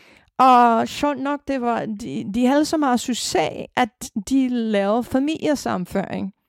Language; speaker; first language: Danish; non-native, fluent; English